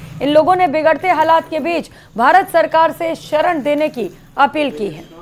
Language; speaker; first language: Hindi; native; Hindi